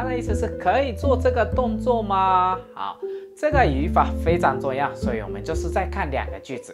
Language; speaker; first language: Chinese; non-native, fluent; Japanese